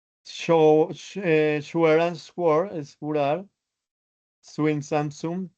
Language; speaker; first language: English; non-native, learner; Spanish